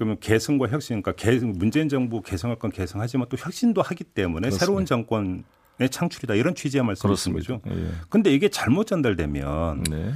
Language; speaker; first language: Korean; native; Korean